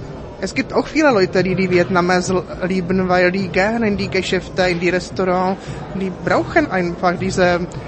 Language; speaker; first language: German; non-native, fluent; Czech